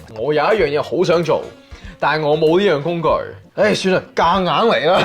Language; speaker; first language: Cantonese; early bilingual, heritage; Cantonese